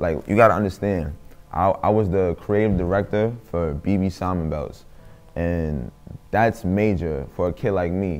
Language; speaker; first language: English; native; English